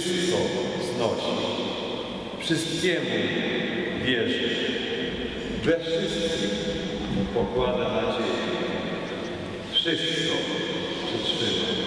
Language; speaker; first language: Polish; native; Polish